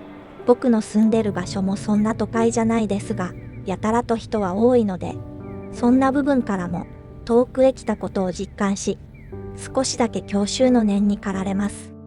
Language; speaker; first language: Japanese; native; Japanese